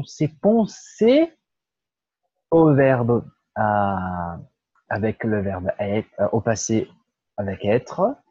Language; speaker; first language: French; non-native, learner; Portuguese